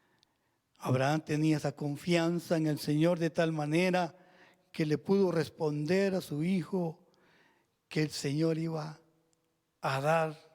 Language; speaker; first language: Spanish; native; Spanish